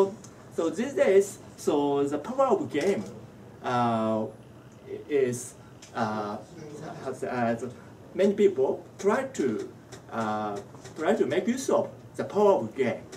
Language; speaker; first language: English; non-native, learner; Japanese